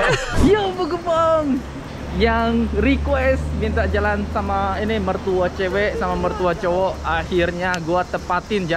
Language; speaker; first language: Indonesian; native; Indonesian